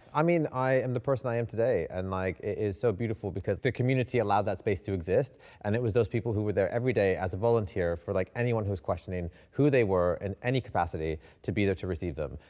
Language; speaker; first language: English; native; English